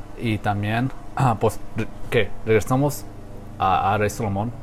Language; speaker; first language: Spanish; non-native, learner; English